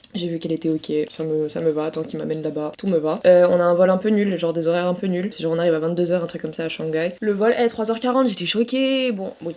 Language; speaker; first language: French; native; French